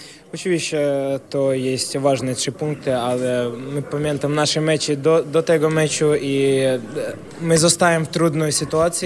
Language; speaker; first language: Polish; non-native, learner; Ukrainian